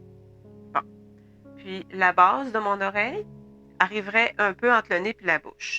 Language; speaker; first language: French; native; French